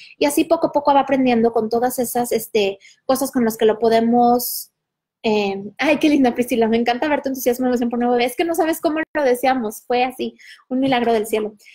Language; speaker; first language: Spanish; early bilingual, heritage; Spanish